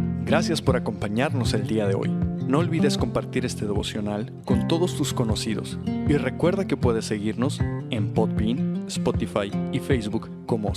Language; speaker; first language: Spanish; native; Spanish